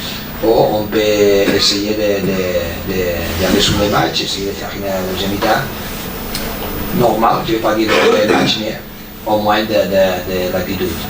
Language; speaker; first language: French; non-native, fluent; Spanish